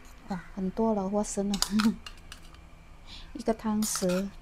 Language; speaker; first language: Chinese; non-native, learner; Indonesian